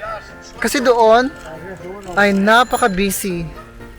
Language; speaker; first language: Filipino; native; Filipino